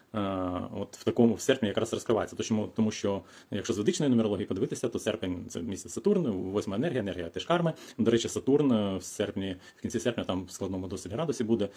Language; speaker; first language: Ukrainian; non-native, local second language; Russian